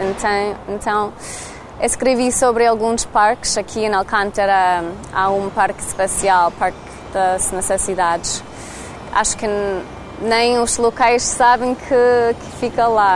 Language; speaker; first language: Portuguese; non-native, learner; English